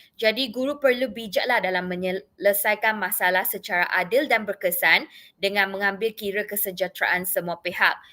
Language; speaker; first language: Malay; non-native, local second language; Chinese